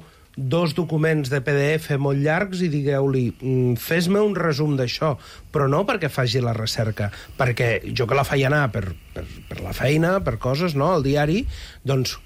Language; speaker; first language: Catalan; native; Catalan